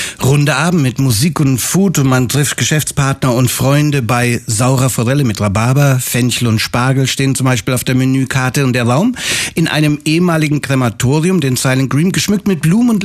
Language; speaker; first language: German; native; German